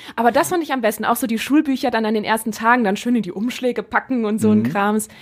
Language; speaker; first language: German; native; German